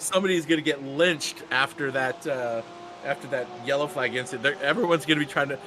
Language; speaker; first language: English; native; English